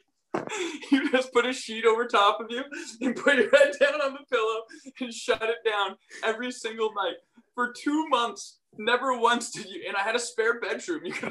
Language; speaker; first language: English; native; English